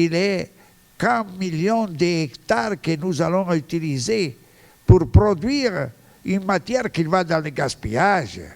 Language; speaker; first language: French; non-native, fluent; Italian